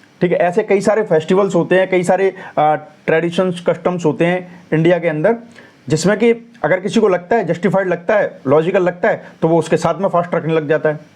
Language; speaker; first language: Hindi; native; Hindi